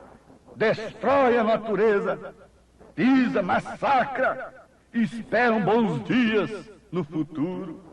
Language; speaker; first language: Portuguese; native; Portuguese